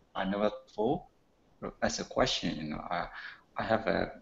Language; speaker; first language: English; non-native, learner; Burmese